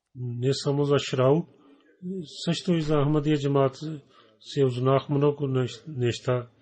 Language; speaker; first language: Bulgarian; non-native, fluent; Urdu